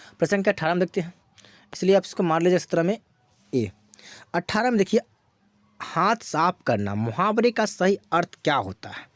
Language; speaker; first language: Hindi; native; Hindi